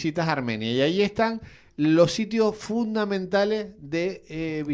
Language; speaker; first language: Spanish; native; Spanish